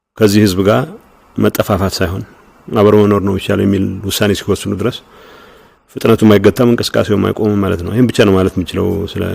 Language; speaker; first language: Amharic; non-native, local second language; Tigrinya